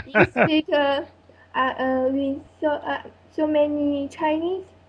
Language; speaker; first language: English; non-native, learner; French